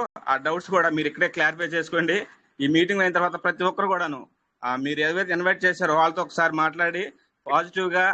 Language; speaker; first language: Telugu; native; Telugu